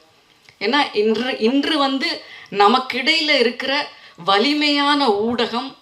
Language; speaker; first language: Tamil; native; Tamil